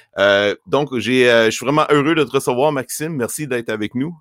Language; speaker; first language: French; native; French